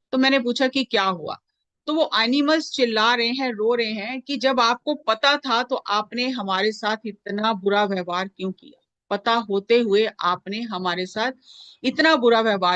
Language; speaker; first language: Hindi; native; Hindi